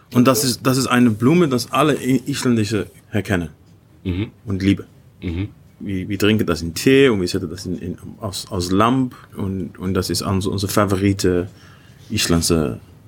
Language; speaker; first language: German; non-native, learner; Dutch